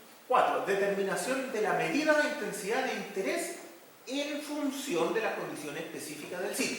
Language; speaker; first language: Spanish; native; Spanish